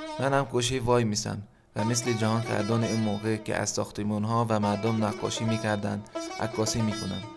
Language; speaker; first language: Persian; non-native, fluent; Arabic